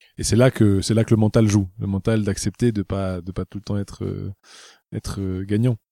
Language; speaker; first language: French; native; French